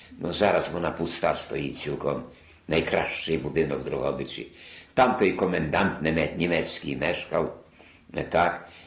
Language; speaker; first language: Ukrainian; non-native, local second language; Polish